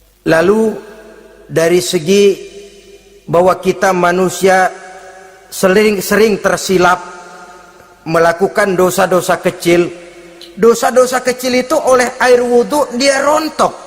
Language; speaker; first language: Indonesian; native; Indonesian